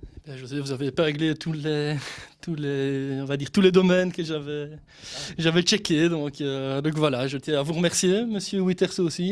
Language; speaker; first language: French; native; French